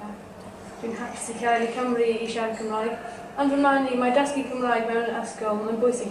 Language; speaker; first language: Welsh; non-native, local second language; English